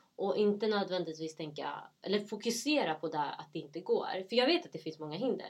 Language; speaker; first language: Swedish; early bilingual, other home language; Somali